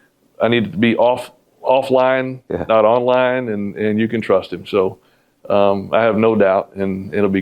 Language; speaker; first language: English; native; English